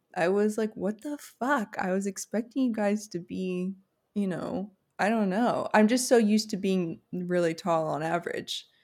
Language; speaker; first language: English; native; English